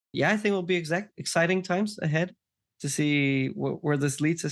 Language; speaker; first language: English; non-native, fluent; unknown